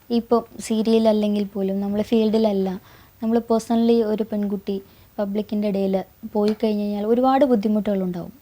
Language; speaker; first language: Malayalam; non-native, local second language; Tamil